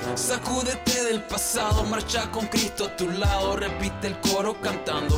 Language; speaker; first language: Spanish; early bilingual, heritage; Spanish